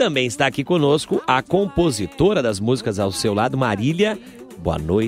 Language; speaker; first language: Portuguese; native; Portuguese